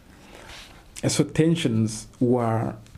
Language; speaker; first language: English; non-native, local second language; Kinyarwanda